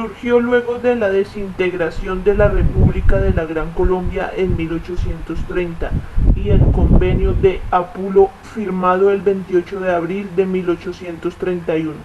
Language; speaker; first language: Spanish; native; Spanish